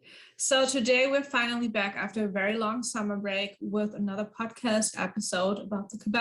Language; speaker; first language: English; non-native, fluent; German